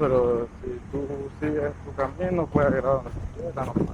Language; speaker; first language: Spanish; native; Spanish